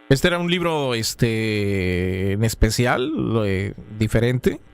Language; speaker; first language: Spanish; native; Spanish